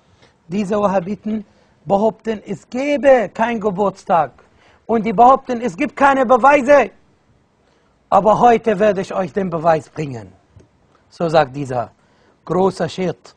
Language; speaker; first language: German; non-native, fluent; Arabic